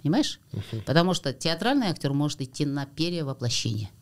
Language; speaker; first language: Russian; non-native, local second language; Kazakh